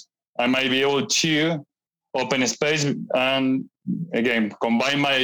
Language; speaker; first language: English; non-native, fluent; Spanish